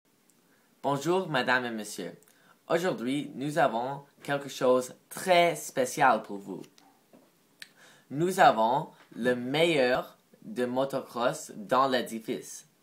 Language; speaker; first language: French; non-native, learner; English